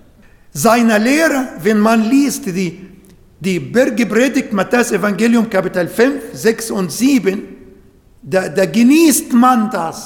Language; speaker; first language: German; non-native, learner; Arabic